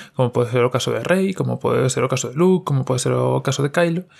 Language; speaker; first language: Spanish; non-native, local second language; Galician